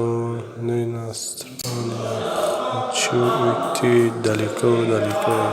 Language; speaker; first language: Russian; non-native, learner; Tajik